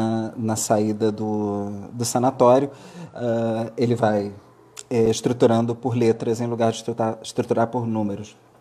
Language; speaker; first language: Portuguese; native; Portuguese